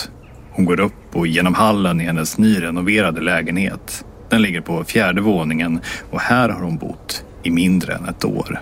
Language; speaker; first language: Swedish; native; Swedish